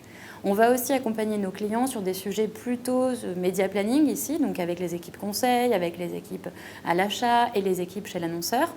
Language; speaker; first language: French; native; French